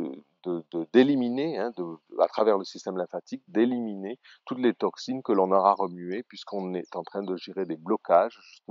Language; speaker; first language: French; native; French